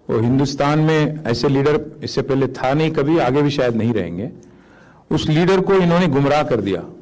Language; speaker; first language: Hindi; non-native, local second language; Telugu